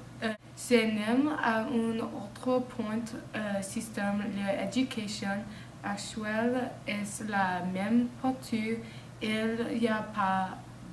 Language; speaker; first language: French; non-native, learner; English